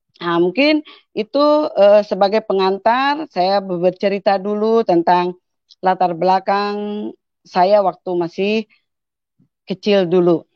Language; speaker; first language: Indonesian; native; Indonesian